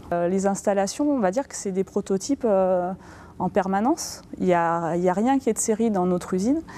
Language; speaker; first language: French; native; French